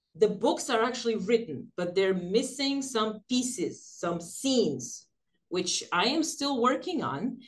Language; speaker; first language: English; early bilingual, other home language; Ukrainian